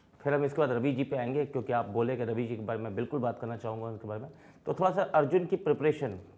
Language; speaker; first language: Hindi; native; Hindi